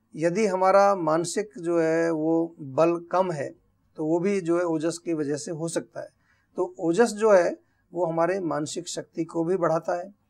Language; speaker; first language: Hindi; native; Hindi